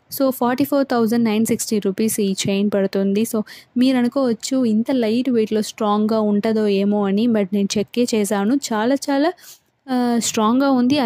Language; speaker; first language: Telugu; non-native, local second language; Tamil